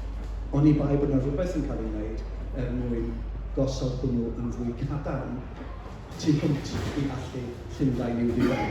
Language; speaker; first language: Welsh; native; Welsh